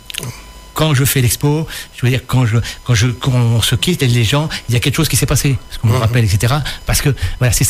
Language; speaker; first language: French; native; French